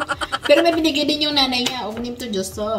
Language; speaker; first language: Korean; non-native, local second language; Filipino